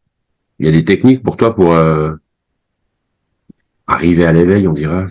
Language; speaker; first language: French; native; French